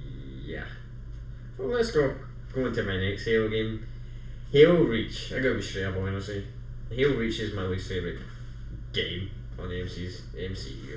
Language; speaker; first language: English; native; English